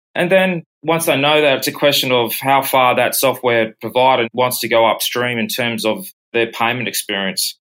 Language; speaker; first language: English; native; English